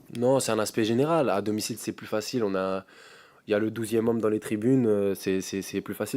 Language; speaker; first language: French; native; French